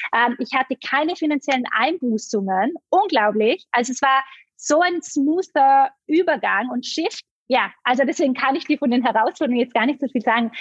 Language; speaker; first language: German; native; German